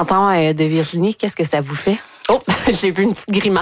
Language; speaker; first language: French; native; French